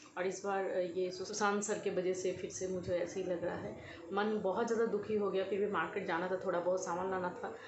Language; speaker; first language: Hindi; non-native, local second language; Bangla